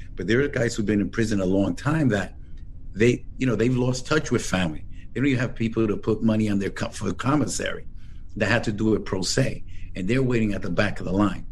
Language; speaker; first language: English; early bilingual, other home language; Spanish